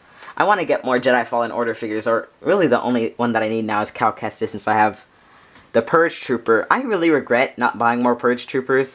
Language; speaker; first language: English; native; English